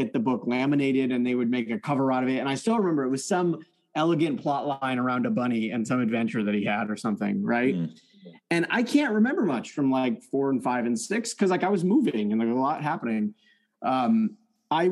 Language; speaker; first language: English; early bilingual, other home language; French